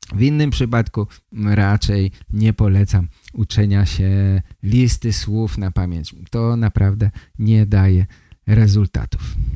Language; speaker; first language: Polish; native; Polish